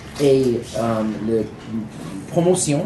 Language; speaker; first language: French; non-native, learner; English